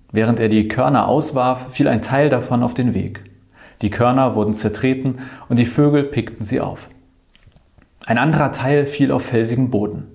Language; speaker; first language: German; native; German